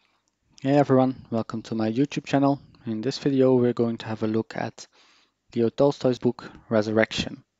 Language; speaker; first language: English; non-native, fluent; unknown